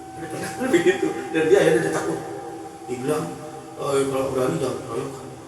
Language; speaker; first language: Indonesian; native; Indonesian